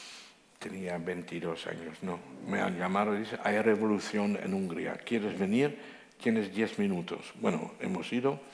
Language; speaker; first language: Spanish; non-native, fluent; Dutch